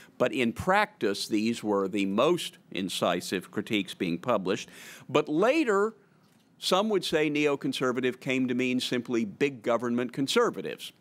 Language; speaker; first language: English; native; English